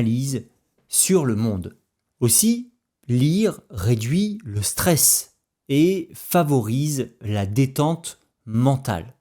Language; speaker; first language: French; native; French